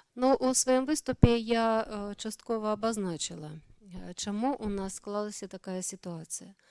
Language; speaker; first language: Belarusian; native; Belarusian